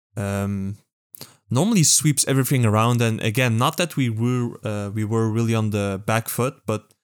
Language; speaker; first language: English; non-native, fluent; Dutch